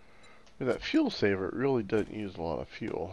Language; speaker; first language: English; native; English